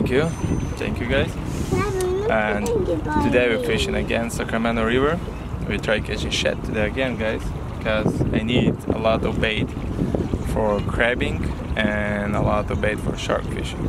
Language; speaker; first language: English; non-native, learner; Ukrainian